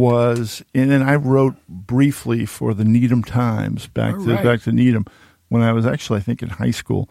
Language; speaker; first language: English; native; English